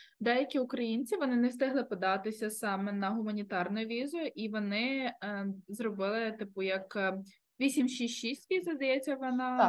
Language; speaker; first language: Ukrainian; native; Ukrainian